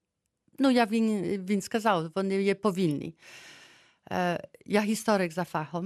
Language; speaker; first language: Ukrainian; early bilingual, heritage; Ukrainian